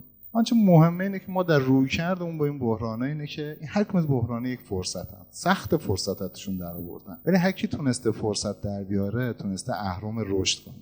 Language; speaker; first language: Persian; native; Persian